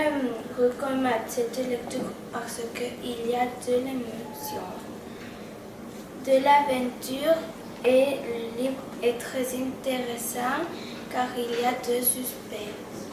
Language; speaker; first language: French; non-native, learner; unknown